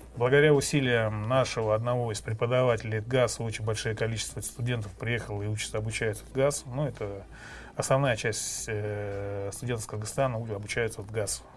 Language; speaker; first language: Russian; non-native, local second language; Kyrgyz